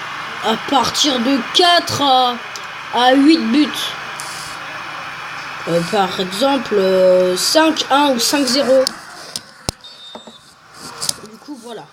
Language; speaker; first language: French; native; French